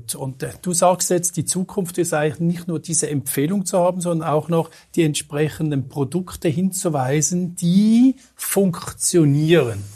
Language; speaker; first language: German; native; German